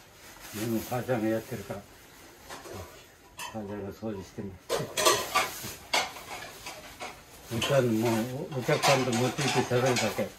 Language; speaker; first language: Japanese; native; Japanese